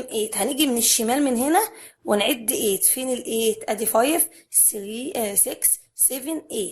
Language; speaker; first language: Arabic; native; Arabic